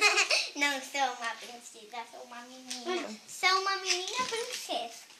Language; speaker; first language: Portuguese; early bilingual, heritage; Portuguese